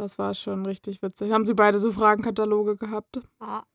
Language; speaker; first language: German; native; German